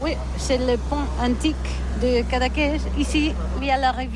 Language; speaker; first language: French; non-native, learner; Catalan